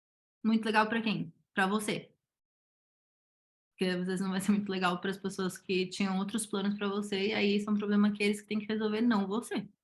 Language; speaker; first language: Portuguese; native; Portuguese